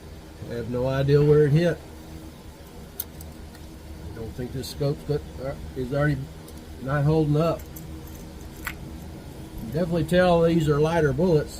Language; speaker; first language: English; native; English